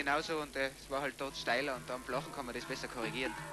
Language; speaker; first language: German; native; German